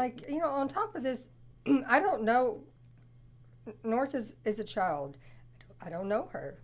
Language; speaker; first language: English; native; English